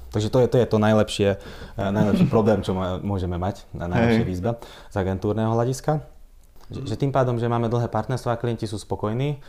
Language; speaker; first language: Slovak; non-native, local second language; Hungarian